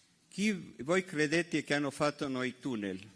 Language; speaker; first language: Italian; non-native, fluent; Hebrew